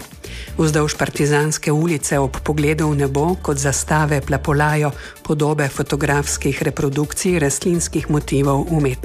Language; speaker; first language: Slovenian; native; Slovenian